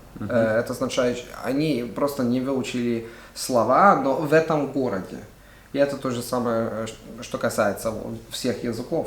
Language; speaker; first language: Russian; non-native, fluent; Italian